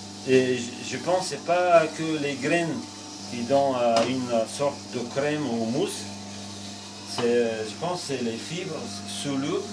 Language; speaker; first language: French; non-native, fluent; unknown